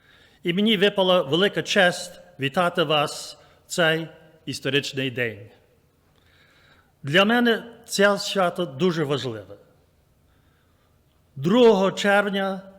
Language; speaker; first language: Ukrainian; early bilingual, heritage; English